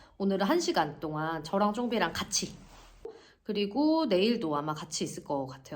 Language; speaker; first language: Korean; native; Korean